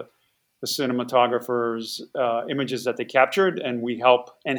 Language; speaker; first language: English; native; English